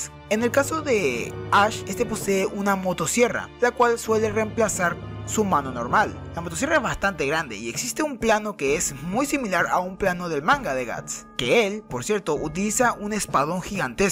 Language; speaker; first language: Spanish; native; Spanish